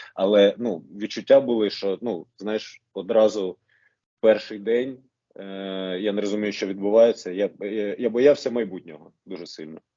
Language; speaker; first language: Ukrainian; non-native, local second language; Russian